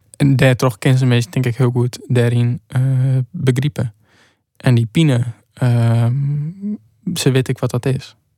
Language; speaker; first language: Dutch; non-native, local second language; Western Frisian